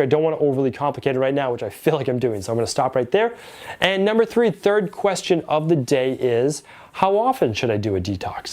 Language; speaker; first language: English; native; English